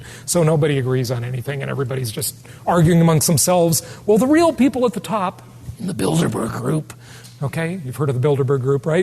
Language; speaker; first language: English; native; English